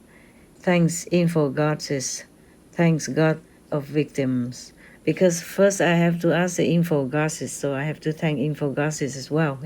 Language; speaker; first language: English; non-native, fluent; Vietnamese